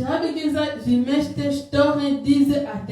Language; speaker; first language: German; non-native, learner; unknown